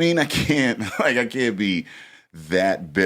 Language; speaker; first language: English; native; English